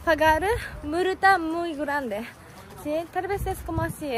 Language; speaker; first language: Spanish; non-native, fluent; Japanese